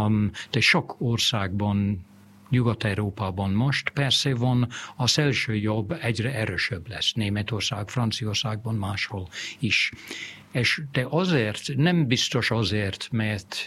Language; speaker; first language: Hungarian; non-native, fluent; English